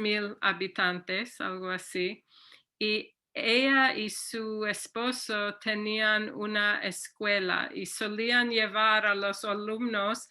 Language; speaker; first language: Spanish; non-native, fluent; English